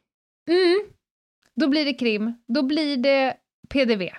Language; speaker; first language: Swedish; native; Swedish